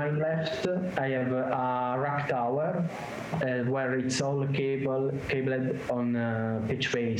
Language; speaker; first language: English; non-native, learner; Italian